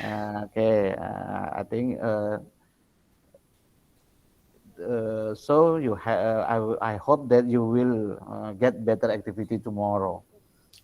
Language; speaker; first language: English; non-native, local second language; Indonesian